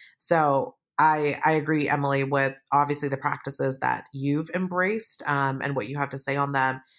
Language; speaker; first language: English; native; English